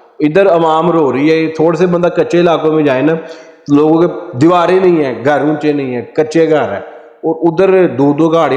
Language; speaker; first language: Urdu; non-native, local second language; Punjabi